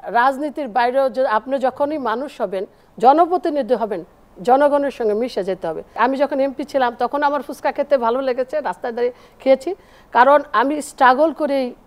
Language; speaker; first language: Bangla; native; Bangla